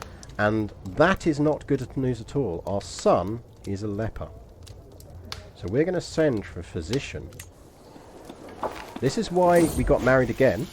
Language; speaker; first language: English; native; English